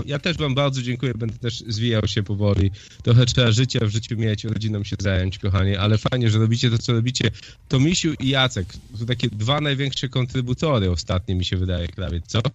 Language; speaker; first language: Polish; early bilingual, heritage; Polish